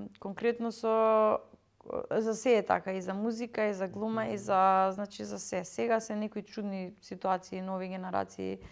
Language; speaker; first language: Macedonian; native; Macedonian